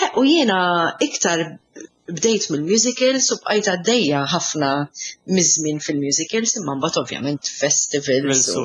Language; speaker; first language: Maltese; early bilingual, other home language; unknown